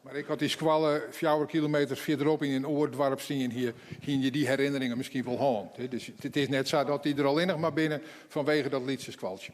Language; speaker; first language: Dutch; non-native, local second language; Western Frisian